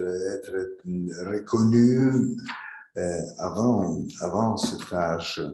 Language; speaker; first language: French; non-native, fluent; Italian